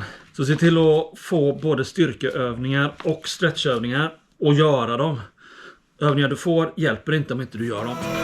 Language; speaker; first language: Swedish; native; Swedish